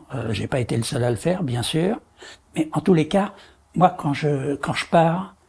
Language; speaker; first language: French; native; French